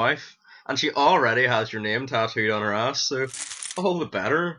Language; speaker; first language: English; native; English